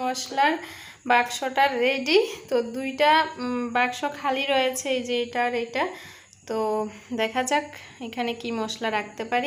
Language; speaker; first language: Bangla; native; Bangla